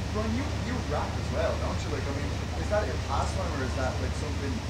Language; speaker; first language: English; native; English